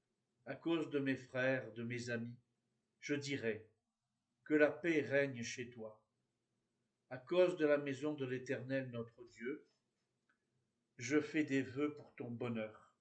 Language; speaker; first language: French; native; French